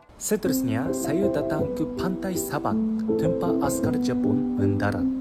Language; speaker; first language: Malay; non-native, fluent; Japanese